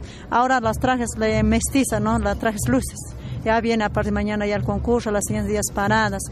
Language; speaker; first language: Spanish; native; Spanish